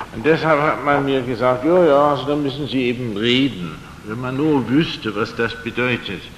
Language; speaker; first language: German; non-native, fluent; English